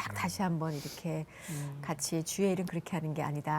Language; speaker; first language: Korean; native; Korean